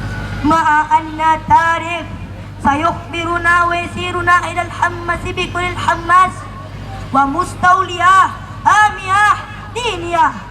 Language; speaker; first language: Arabic; non-native, learner; Indonesian